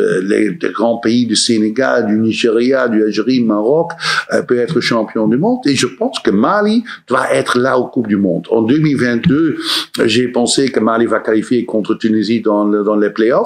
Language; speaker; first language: French; non-native, learner; Dutch